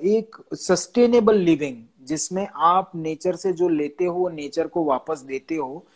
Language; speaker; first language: Hindi; non-native, local second language; Gujarati